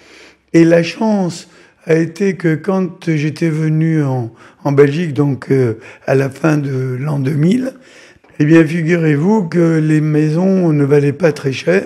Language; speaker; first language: French; native; French